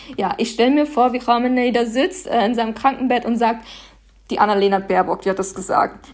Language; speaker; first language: German; native; German